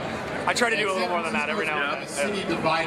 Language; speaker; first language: English; native; English